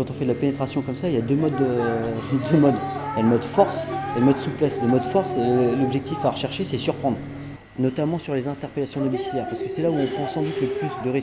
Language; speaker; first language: French; native; French